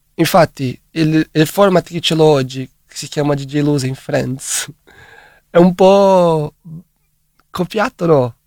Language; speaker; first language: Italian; non-native, fluent; Portuguese